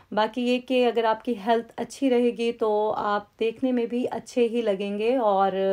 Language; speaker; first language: Urdu; native; Urdu